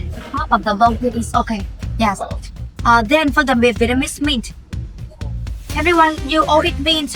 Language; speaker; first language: English; non-native, fluent; Vietnamese